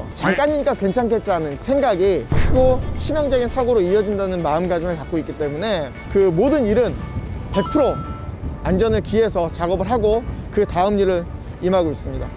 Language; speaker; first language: Korean; native; Korean